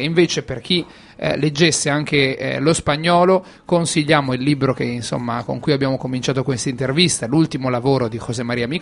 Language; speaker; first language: Italian; native; Italian